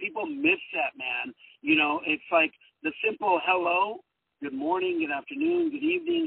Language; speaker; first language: English; early bilingual, other home language; Spanish